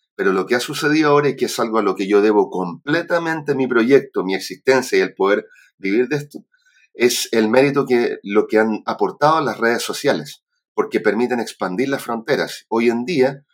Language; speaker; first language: Spanish; native; Spanish